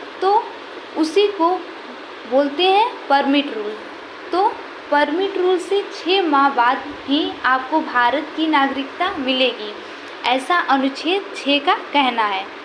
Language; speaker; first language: Hindi; native; Hindi